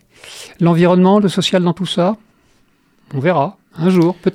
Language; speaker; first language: French; native; French